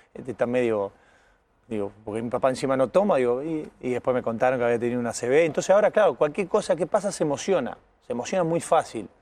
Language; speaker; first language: Spanish; native; Spanish